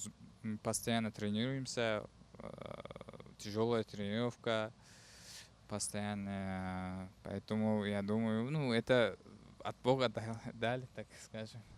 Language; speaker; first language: Russian; non-native, learner; Uzbek